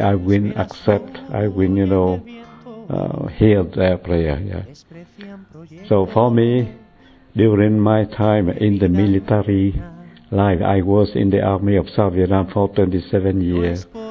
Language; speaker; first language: English; non-native, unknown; Vietnamese